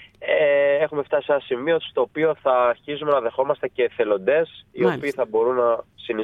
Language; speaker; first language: Greek; native; Greek